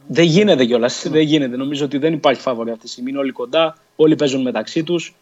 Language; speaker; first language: Greek; early bilingual, other home language; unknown